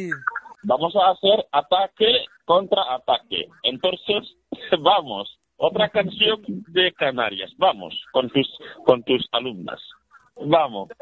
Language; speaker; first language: Spanish; non-native, fluent; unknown